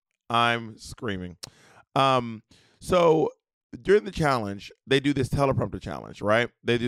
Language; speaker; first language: English; native; English